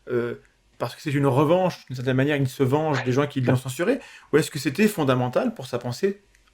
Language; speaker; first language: French; native; French